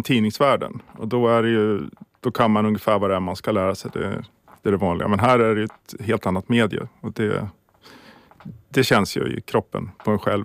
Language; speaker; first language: Swedish; native; Swedish